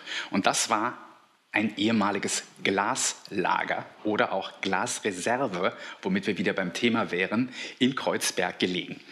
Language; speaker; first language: German; native; German